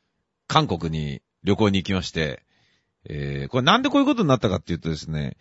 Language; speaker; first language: Japanese; native; Japanese